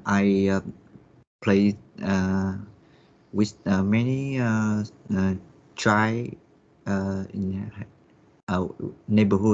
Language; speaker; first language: English; non-native, learner; Vietnamese